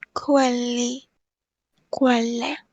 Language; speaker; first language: Italian; non-native, learner; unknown